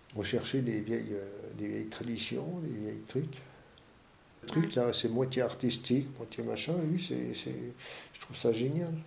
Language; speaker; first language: French; native; French